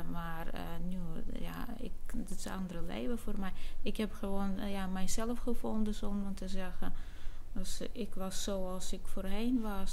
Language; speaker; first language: Dutch; non-native, fluent; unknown